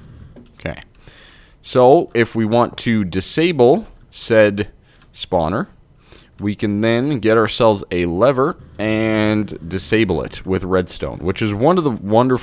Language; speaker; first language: English; native; English